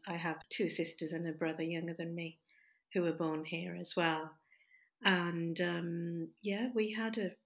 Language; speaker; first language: English; native; English